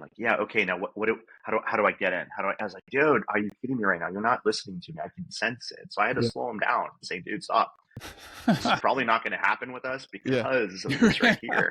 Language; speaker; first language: English; native; English